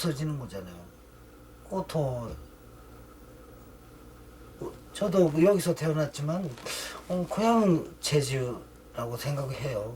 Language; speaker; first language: Korean; early bilingual, heritage; Korean